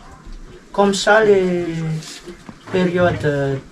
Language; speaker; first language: French; non-native, learner; Malagasy